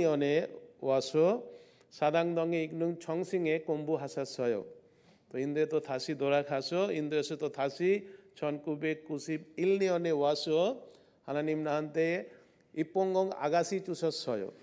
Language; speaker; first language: Korean; non-native, learner; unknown